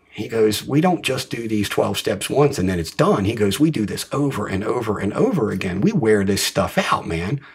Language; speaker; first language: English; native; English